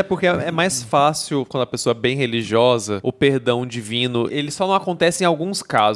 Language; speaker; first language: Portuguese; native; Portuguese